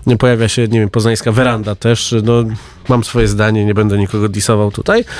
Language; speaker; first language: Polish; native; Polish